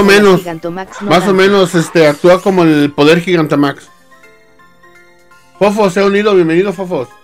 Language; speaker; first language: Spanish; native; Spanish